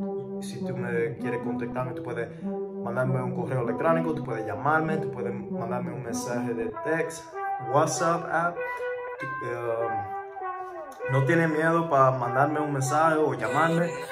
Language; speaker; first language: Spanish; early bilingual, heritage; English